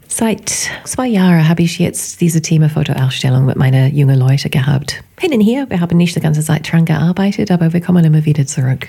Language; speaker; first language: German; non-native, fluent; English